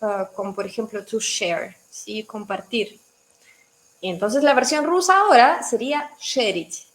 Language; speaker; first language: Spanish; non-native, fluent; Russian